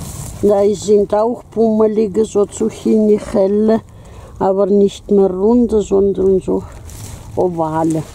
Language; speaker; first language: German; non-native, fluent; Russian